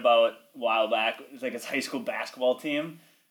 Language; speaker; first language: English; native; English